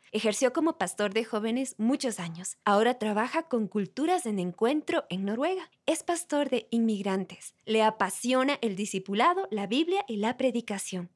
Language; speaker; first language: Spanish; native; Spanish